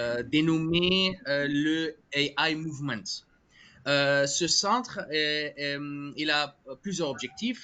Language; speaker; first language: French; non-native, fluent; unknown